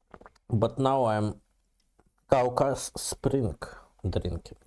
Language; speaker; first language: English; non-native, learner; Russian